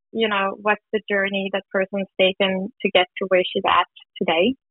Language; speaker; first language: English; non-native, fluent; German